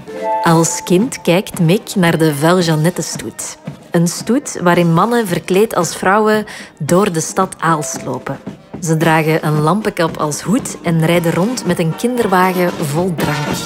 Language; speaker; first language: Dutch; native; Dutch